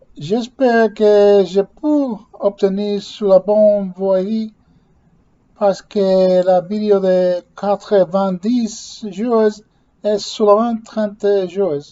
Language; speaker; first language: French; non-native, learner; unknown